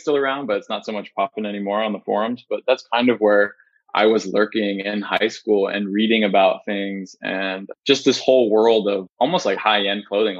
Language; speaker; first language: English; native; English